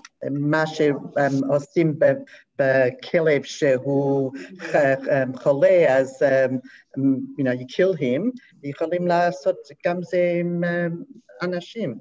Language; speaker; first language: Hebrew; non-native, learner; English